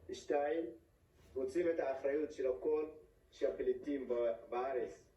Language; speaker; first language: Hebrew; non-native, fluent; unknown